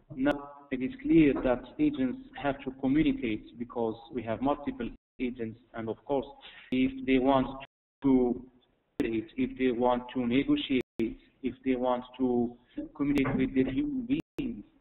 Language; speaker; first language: English; non-native, fluent; Arabic